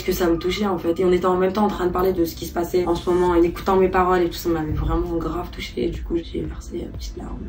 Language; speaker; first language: French; native; French